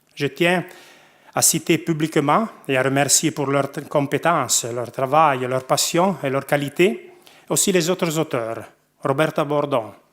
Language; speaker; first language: French; non-native, local second language; Italian